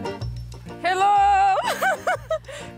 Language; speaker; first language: English; non-native, learner; Belarusian